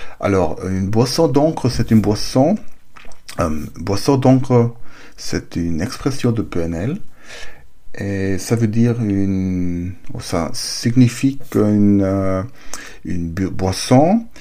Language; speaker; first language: French; non-native, learner; German